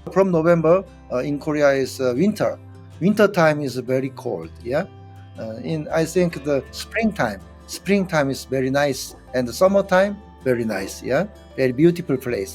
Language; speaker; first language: English; non-native, learner; Korean